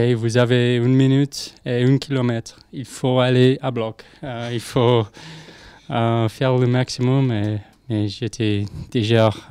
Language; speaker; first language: French; non-native, learner; English